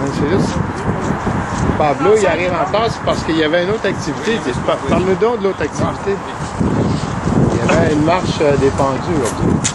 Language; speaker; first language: French; native; French